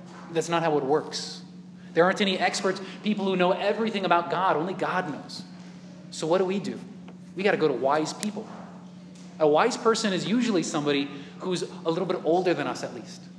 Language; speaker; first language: English; native; English